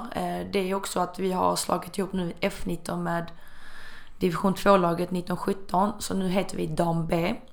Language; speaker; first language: Swedish; native; Swedish